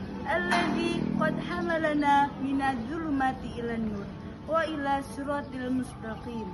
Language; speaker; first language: Arabic; non-native, learner; Indonesian